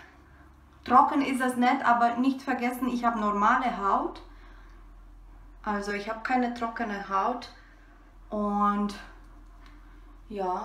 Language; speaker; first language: German; non-native, fluent; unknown